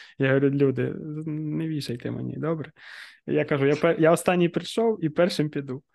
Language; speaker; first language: Ukrainian; non-native, local second language; Russian